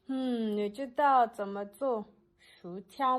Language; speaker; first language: Chinese; non-native, learner; English